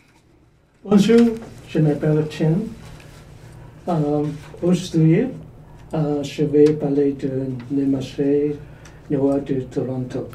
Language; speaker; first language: French; non-native, learner; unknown